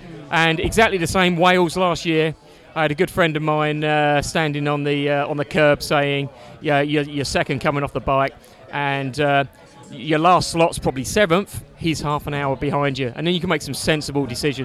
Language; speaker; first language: English; native; English